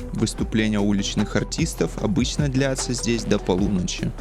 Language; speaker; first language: Russian; native; Russian